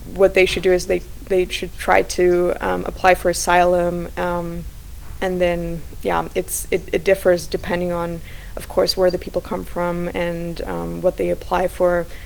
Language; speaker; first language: English; non-native, fluent; Slovak